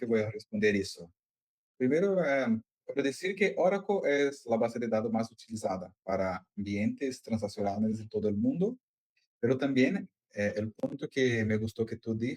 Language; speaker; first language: Spanish; non-native, fluent; Portuguese